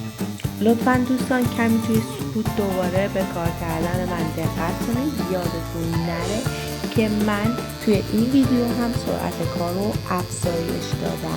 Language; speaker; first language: Persian; native; Persian